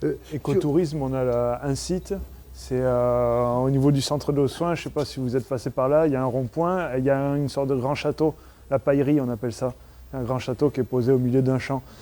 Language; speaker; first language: French; native; French